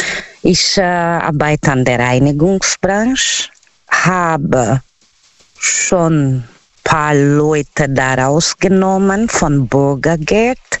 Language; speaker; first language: German; non-native, learner; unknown